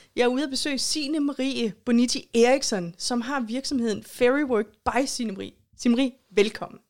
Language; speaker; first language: Danish; native; Danish